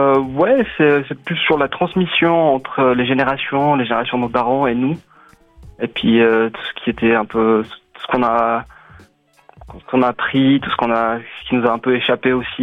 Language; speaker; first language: French; non-native, local second language; Arabic